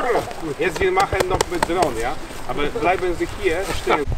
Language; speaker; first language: German; non-native, learner; Polish